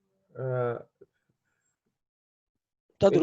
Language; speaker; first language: English; non-native, learner; Hindi